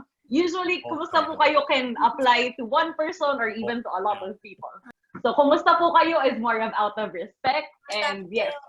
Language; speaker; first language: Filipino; early bilingual, heritage; Filipino